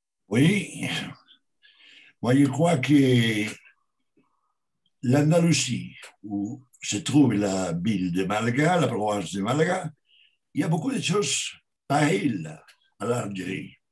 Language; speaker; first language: French; non-native, learner; Spanish